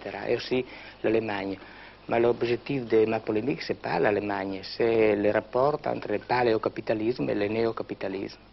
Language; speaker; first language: French; non-native, local second language; Italian